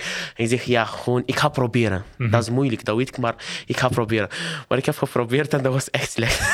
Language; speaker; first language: Dutch; non-native, learner; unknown